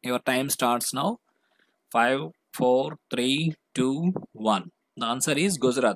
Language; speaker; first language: English; non-native, local second language; Telugu